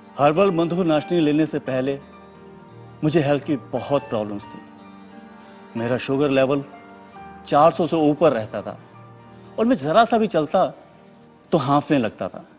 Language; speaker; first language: Hindi; native; Hindi